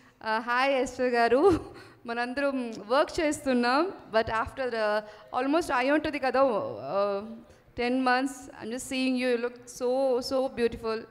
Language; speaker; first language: Telugu; non-native, learner; Tamil